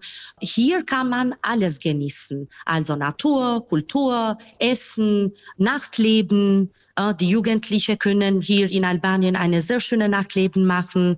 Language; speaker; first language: German; non-native, fluent; Albanian